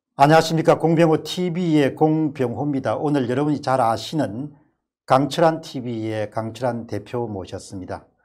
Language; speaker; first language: Korean; native; Korean